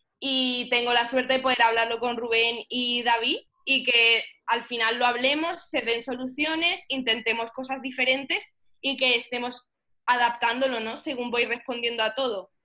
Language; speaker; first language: Spanish; early bilingual, heritage; Spanish